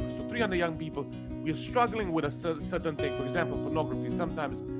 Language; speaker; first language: English; non-native, fluent; Serbian